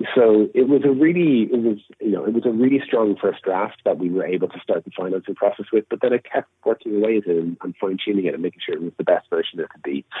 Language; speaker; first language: English; native; English